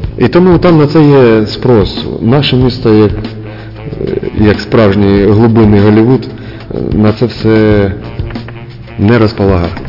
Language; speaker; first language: Ukrainian; native; Ukrainian